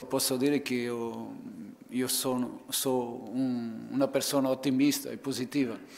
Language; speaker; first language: Italian; non-native, fluent; Portuguese